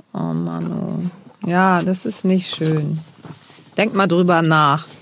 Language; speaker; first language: German; early bilingual, other home language; Greek